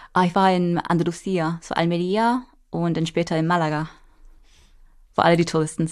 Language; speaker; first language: German; non-native, fluent; English